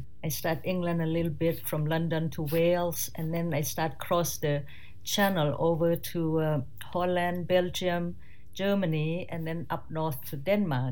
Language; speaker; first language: English; non-native, fluent; Thai